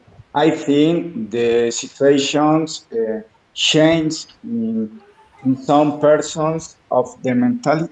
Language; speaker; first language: English; non-native, learner; Spanish